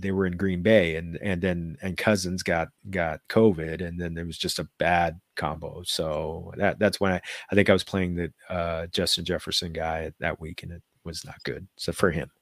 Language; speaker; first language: English; native; English